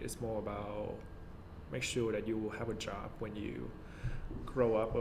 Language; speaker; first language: English; non-native, fluent; Vietnamese